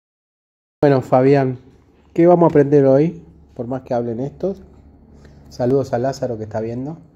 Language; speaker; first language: Spanish; native; Spanish